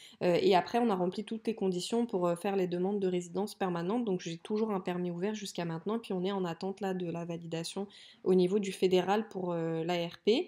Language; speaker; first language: French; native; French